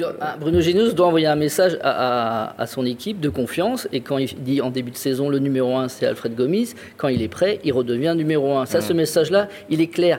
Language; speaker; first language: French; native; French